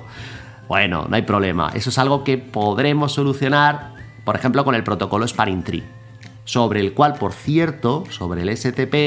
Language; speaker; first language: Spanish; native; Spanish